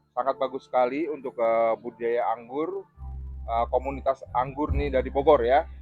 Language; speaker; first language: Indonesian; native; Indonesian